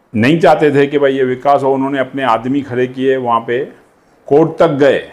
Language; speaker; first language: Hindi; non-native, local second language; Sindhi